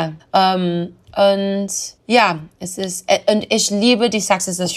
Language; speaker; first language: German; non-native, learner; English